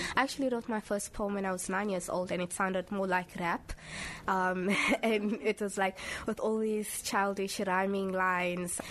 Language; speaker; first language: English; early bilingual, other home language; Somali